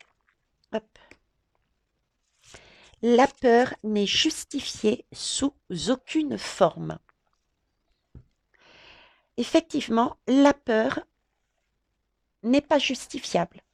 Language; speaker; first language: French; native; French